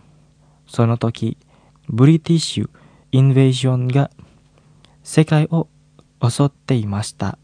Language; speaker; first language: Japanese; non-native, fluent; Indonesian